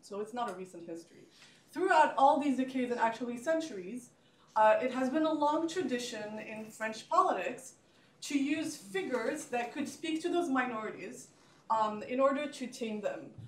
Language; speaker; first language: English; non-native, fluent; French